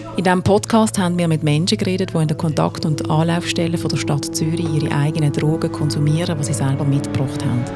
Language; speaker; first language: German; native; German